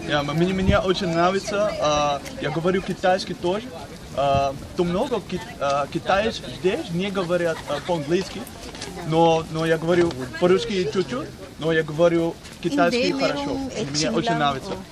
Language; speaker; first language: Russian; non-native, learner; Dutch